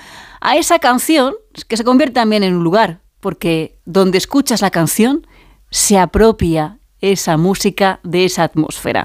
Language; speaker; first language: Spanish; native; Spanish